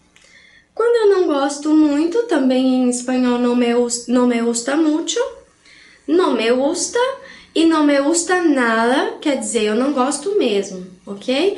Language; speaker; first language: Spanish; non-native, fluent; Portuguese